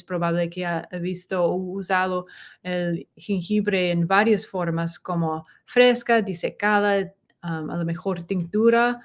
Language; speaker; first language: Spanish; non-native, learner; English